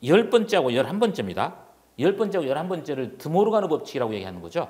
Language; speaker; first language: Korean; native; Korean